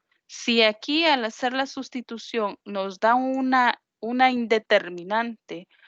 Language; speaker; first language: Spanish; native; Spanish